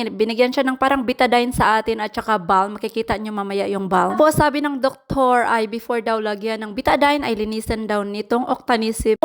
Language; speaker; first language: Filipino; non-native, local second language; Cebuano